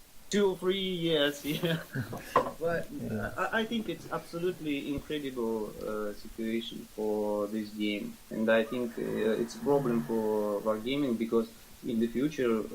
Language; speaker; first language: English; non-native, learner; Russian